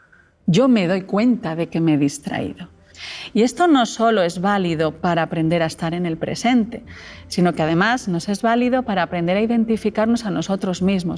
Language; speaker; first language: Spanish; native; Spanish